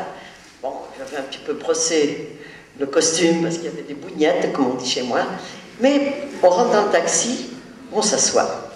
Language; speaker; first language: French; native; French